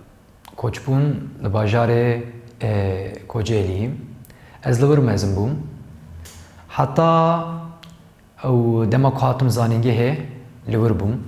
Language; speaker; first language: Kurdish; non-native, local second language; Turkish